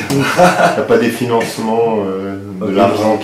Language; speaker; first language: French; native; French